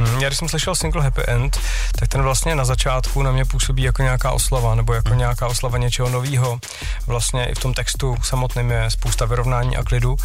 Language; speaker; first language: Czech; native; Czech